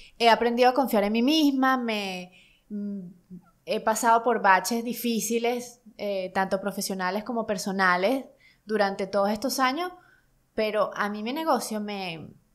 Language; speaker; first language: Spanish; native; Spanish